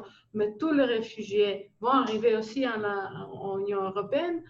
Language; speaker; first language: French; non-native, fluent; Greek